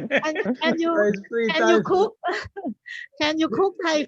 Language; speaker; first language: English; non-native, learner; Thai